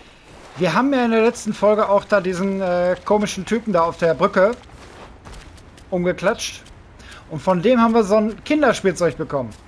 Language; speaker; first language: German; native; German